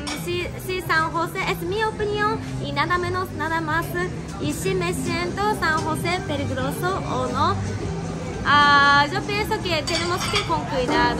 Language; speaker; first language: Spanish; non-native, learner; Japanese